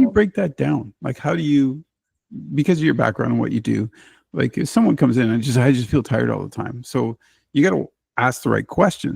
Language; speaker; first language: English; native; English